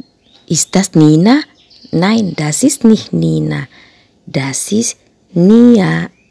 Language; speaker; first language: German; non-native, fluent; Indonesian